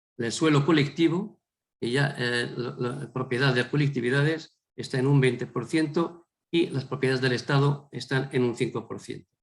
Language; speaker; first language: Spanish; non-native, fluent; Arabic